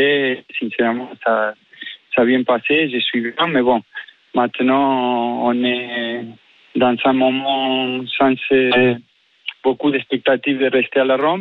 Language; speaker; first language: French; non-native, fluent; Spanish